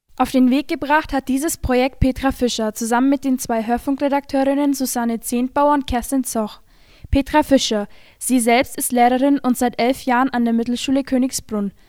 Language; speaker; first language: German; native; German